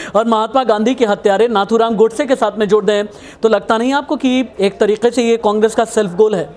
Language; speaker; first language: Hindi; native; Hindi